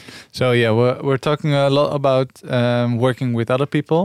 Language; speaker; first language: English; non-native, fluent; Dutch